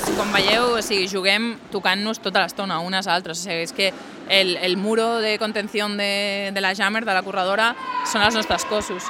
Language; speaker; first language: Catalan; non-native, local second language; Spanish